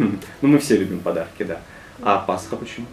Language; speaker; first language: Russian; native; Russian